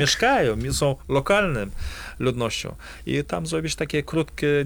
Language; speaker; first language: Polish; non-native, fluent; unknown